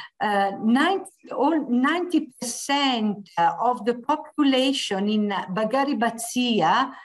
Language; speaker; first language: English; non-native, fluent; Italian